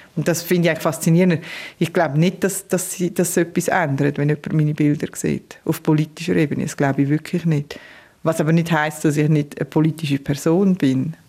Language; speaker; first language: German; native; German